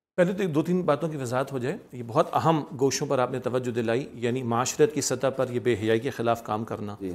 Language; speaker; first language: Urdu; native; Urdu